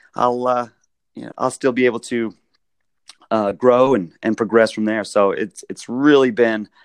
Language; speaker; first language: English; native; English